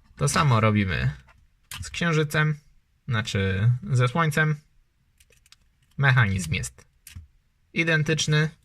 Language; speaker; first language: Polish; native; Polish